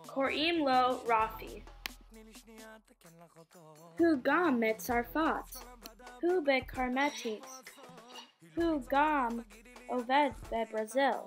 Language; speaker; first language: Hebrew; non-native, learner; English